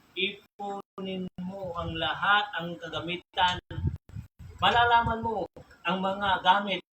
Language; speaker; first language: Filipino; non-native, local second language; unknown